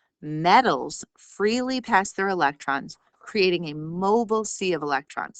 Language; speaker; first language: English; native; English